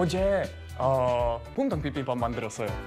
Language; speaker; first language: Korean; non-native, learner; English